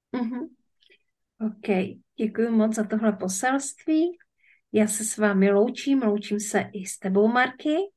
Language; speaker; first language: Czech; native; Czech